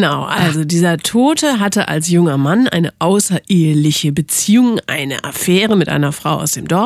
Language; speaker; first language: German; native; German